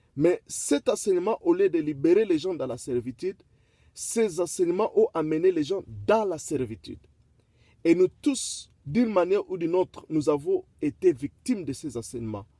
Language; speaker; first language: French; non-native, local second language; Lingala